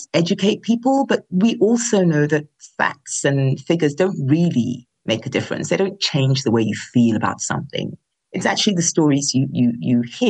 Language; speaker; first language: English; non-native, local second language; Yoruba